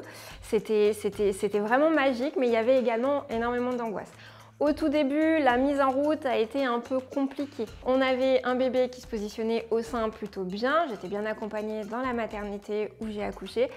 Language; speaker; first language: French; native; French